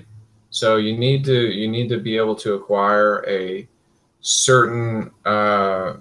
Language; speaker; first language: English; native; English